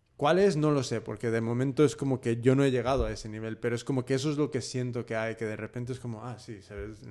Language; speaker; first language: Spanish; early bilingual, heritage; Spanish